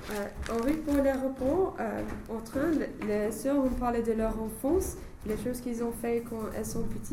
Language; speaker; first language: French; non-native, fluent; English